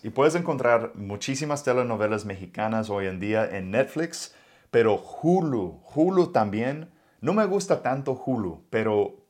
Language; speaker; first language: Spanish; non-native, fluent; English